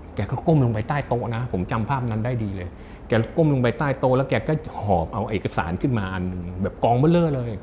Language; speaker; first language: Thai; native; Thai